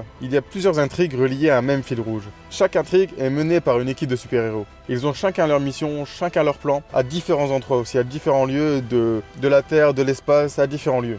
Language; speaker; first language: French; native; French